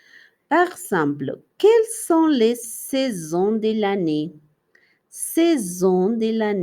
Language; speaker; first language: French; non-native, fluent; Spanish